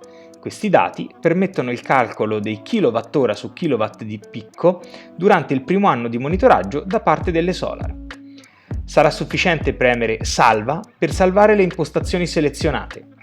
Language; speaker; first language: Italian; native; Italian